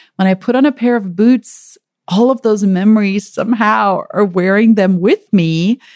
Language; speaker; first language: English; native; English